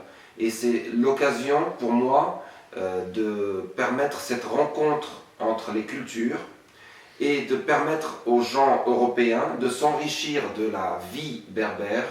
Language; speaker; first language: French; non-native, local second language; Arabic